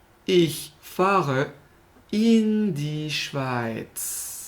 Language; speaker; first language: German; non-native, fluent; French